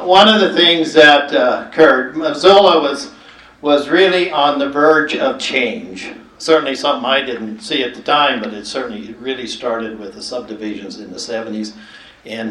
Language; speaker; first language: English; native; English